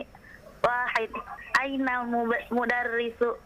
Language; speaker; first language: Arabic; non-native, learner; Indonesian